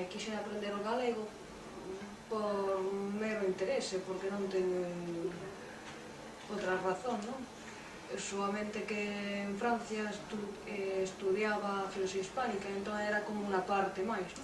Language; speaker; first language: Galician; non-native, fluent; French